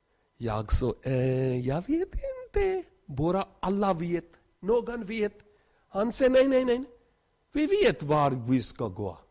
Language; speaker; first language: Swedish; non-native, learner; Urdu